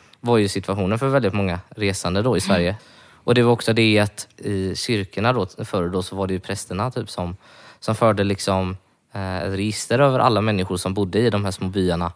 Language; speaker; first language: Swedish; native; Swedish